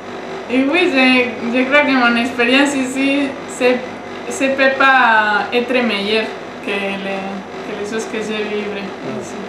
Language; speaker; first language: French; non-native, learner; Spanish